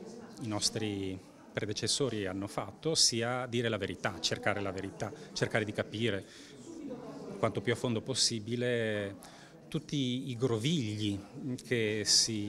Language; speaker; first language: Italian; native; Italian